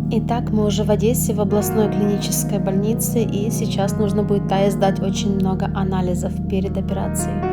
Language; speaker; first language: Russian; native; Russian